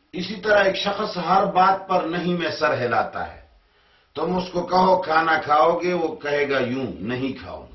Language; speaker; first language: Urdu; non-native, local second language; Pashto